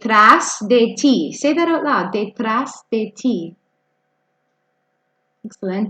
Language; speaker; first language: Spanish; non-native, fluent; English